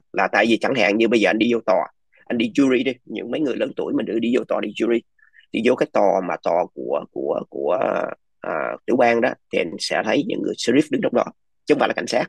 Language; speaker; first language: Vietnamese; early bilingual, other home language; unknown